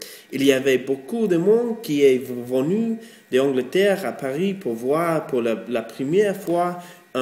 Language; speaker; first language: French; non-native, learner; English